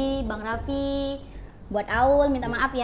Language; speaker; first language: Indonesian; native; Indonesian